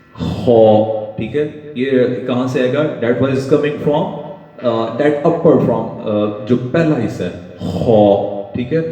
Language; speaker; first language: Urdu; non-native, local second language; Punjabi